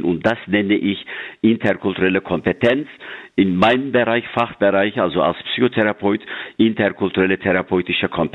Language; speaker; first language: German; non-native, fluent; Turkish